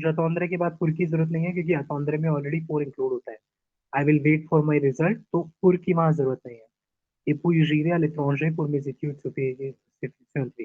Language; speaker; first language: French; non-native, fluent; Hindi